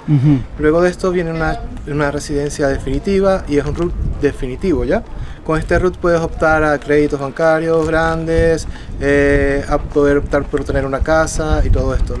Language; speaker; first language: Spanish; native; Spanish